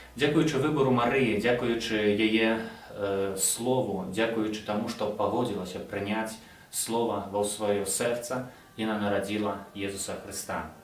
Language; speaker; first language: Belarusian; non-native, local second language; Russian